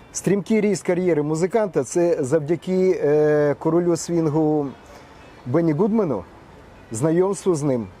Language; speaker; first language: Ukrainian; native; Ukrainian